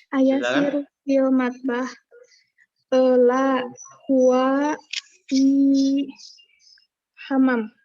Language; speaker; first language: Arabic; non-native, learner; Indonesian